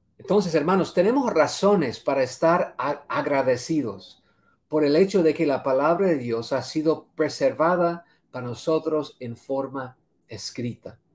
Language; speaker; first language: Spanish; non-native, fluent; English